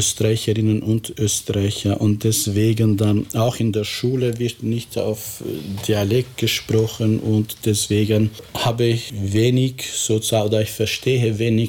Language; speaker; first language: German; non-native, fluent; Albanian